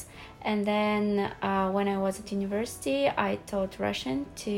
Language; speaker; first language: English; non-native, fluent; Russian